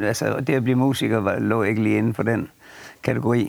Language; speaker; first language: Danish; native; Danish